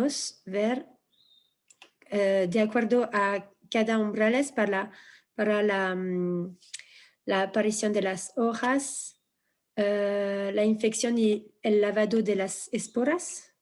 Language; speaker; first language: Spanish; non-native, fluent; French